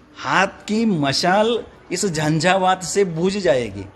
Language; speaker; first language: Hindi; non-native, local second language; Marathi